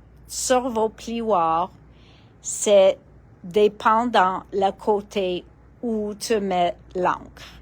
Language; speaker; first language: French; non-native, local second language; English